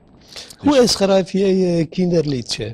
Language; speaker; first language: Dutch; non-native, learner; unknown